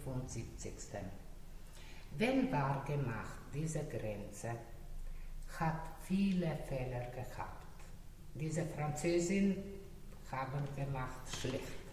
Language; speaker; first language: German; non-native, learner; Slovenian